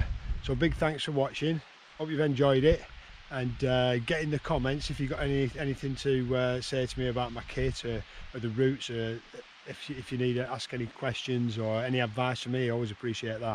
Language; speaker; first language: English; native; English